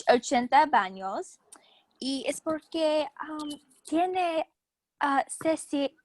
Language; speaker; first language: Spanish; non-native, learner; English